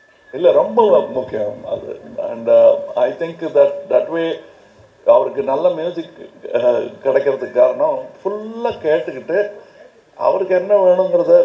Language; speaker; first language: Tamil; native; Tamil